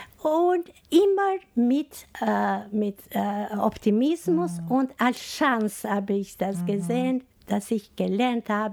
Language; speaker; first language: German; non-native, fluent; Albanian